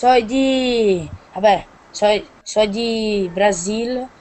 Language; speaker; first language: Spanish; non-native, learner; Portuguese